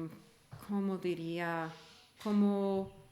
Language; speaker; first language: Spanish; non-native, fluent; English